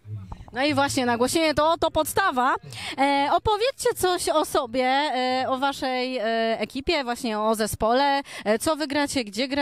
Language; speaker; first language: Polish; native; Polish